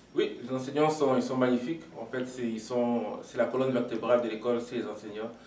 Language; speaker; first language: French; non-native, local second language; Lingala